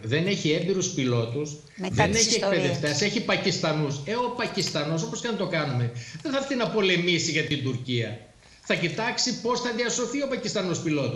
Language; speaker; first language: Greek; native; Greek